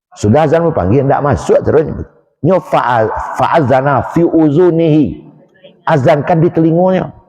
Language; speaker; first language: Malay; non-native, local second language; Minangkabau